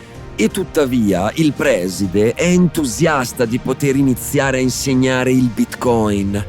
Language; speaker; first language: Italian; native; Italian